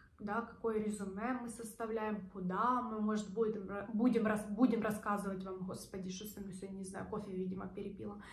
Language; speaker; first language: Russian; native; Russian